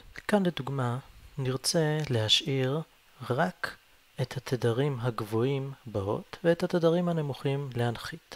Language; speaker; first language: Hebrew; native; Hebrew